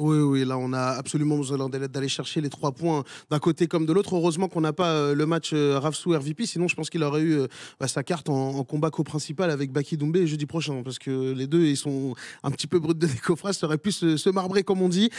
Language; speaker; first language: French; native; French